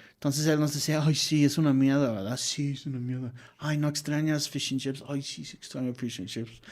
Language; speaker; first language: Spanish; non-native, fluent; English